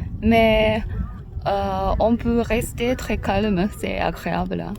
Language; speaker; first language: French; non-native, learner; Japanese